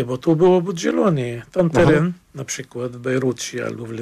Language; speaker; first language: Polish; non-native, fluent; Arabic